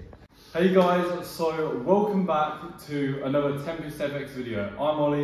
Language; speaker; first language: English; native; English